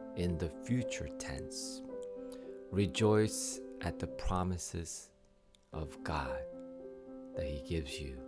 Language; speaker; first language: English; native; English